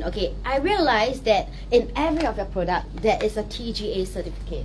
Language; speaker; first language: English; non-native, local second language; Chinese